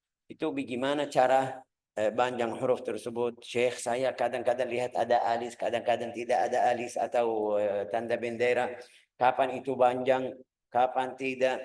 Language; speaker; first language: Indonesian; non-native, fluent; Arabic